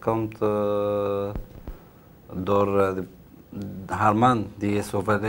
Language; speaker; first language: Dutch; non-native, learner; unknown